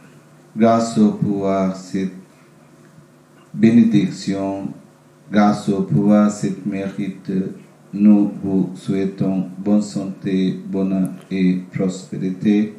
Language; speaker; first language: French; non-native, learner; Sinhala